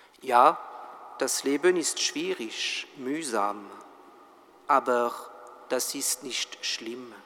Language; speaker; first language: German; non-native, fluent; French